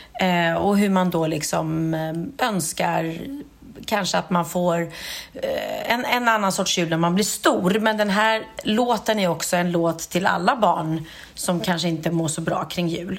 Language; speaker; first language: Swedish; native; Swedish